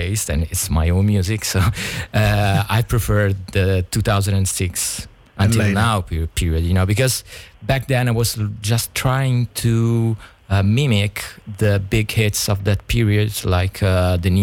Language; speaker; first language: English; non-native, fluent; Italian